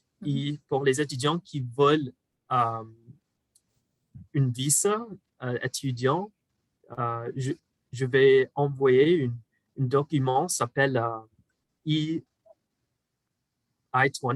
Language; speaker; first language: French; non-native, fluent; English